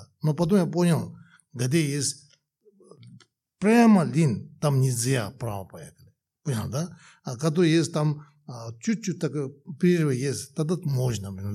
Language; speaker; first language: Russian; non-native, learner; Tibetan